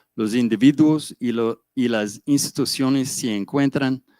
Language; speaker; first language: Spanish; non-native, fluent; English